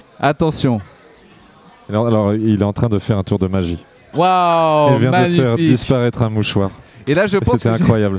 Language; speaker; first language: French; native; French